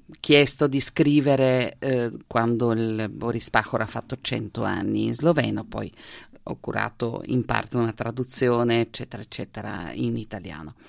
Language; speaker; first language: Italian; non-native, local second language; Slovenian